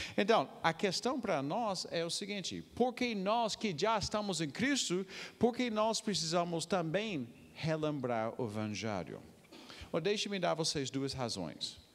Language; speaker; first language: Portuguese; non-native, fluent; English